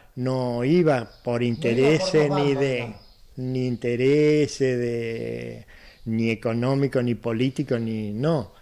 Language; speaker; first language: Spanish; native; Spanish